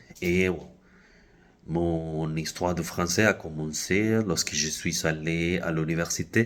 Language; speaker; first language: French; non-native, fluent; Spanish